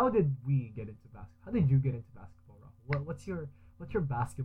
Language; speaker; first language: English; early bilingual, other home language; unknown